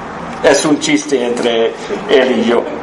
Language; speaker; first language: Spanish; non-native, fluent; English